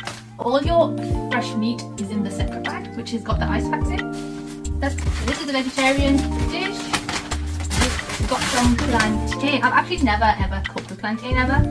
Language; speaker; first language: English; native; English